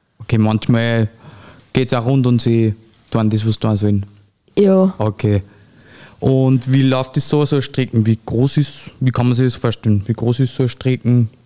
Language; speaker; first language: German; native; German